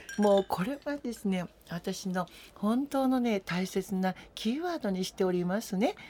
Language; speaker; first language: Japanese; native; Japanese